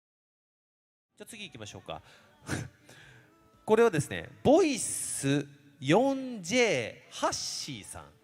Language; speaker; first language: Japanese; native; Japanese